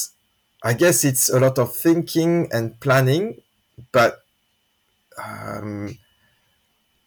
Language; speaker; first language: English; non-native, fluent; French